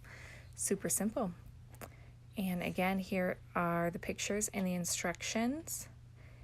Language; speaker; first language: English; native; English